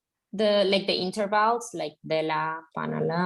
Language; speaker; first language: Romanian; non-native, learner; Spanish